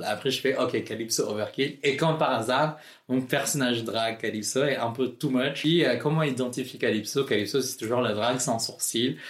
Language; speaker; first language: French; non-native, fluent; Filipino